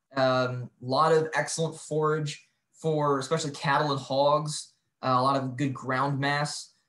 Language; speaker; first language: English; native; English